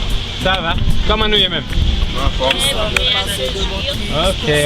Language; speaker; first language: French; non-native, learner; Haitian Creole